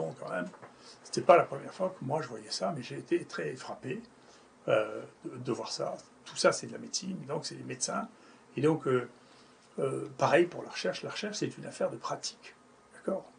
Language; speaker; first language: French; native; French